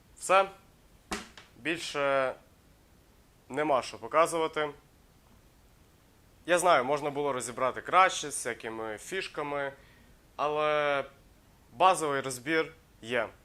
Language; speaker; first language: Ukrainian; native; Ukrainian